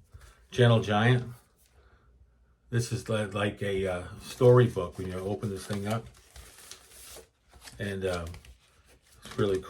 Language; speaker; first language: English; native; English